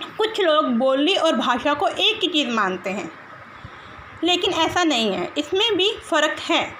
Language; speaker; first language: Hindi; non-native, local second language; Punjabi